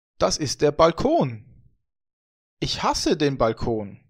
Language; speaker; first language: German; non-native, fluent; Vietnamese